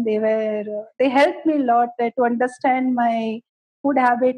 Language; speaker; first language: English; non-native, local second language; Kannada